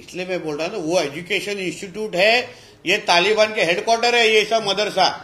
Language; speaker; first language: Hindi; non-native, local second language; Marathi